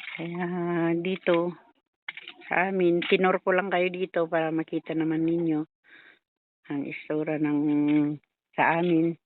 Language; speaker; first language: Filipino; non-native, local second language; Iloko